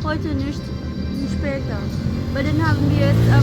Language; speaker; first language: German; non-native, learner; Hiligaynon